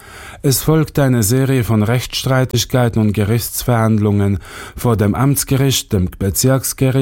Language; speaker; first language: German; native; German